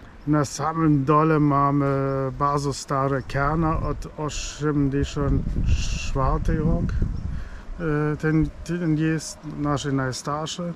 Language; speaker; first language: Polish; non-native, fluent; German